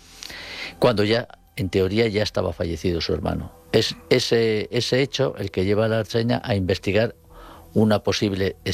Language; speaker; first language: Spanish; native; Spanish